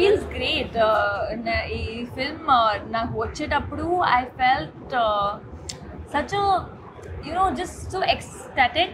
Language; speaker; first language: Telugu; non-native, learner; Hindi